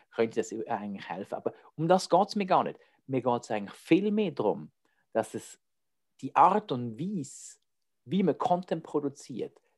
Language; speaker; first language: German; native; German